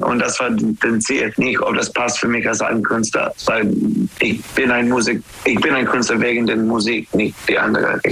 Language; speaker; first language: German; non-native, learner; English